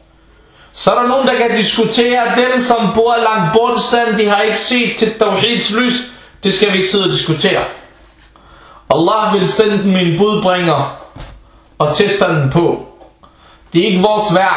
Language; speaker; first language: Danish; early bilingual, other home language; Arabic